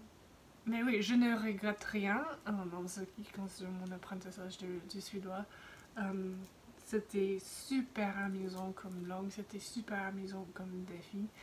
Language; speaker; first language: French; non-native, fluent; English